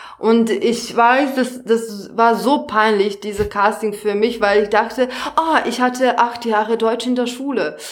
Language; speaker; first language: German; non-native, fluent; Serbian